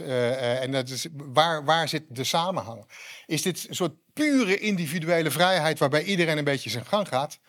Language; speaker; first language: Dutch; native; Dutch